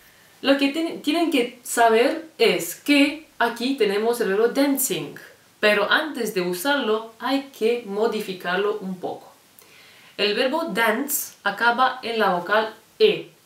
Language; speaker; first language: Spanish; non-native, fluent; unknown